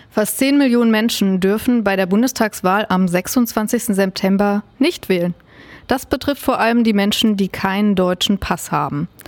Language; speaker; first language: German; native; German